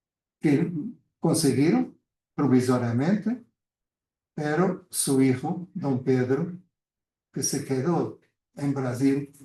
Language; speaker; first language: Spanish; non-native, fluent; Portuguese